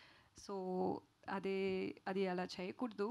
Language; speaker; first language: Telugu; non-native, learner; Tamil